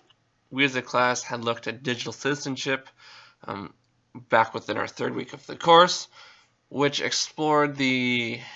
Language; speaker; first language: English; native; English